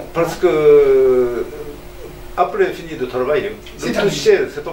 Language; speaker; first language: French; non-native, learner; Japanese